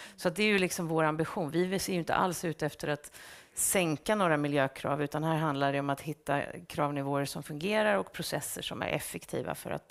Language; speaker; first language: Swedish; native; Swedish